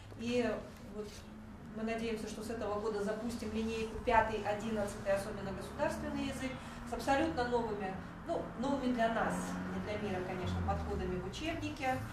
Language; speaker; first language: Russian; native; Russian